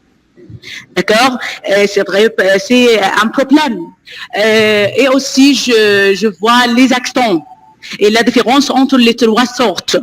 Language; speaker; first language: French; non-native, learner; Arabic